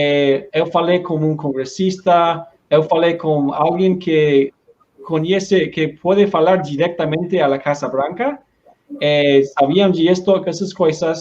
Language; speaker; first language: Portuguese; non-native, learner; Spanish